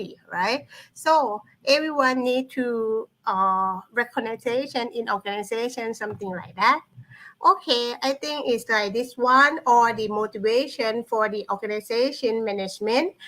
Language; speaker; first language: English; non-native, learner; Thai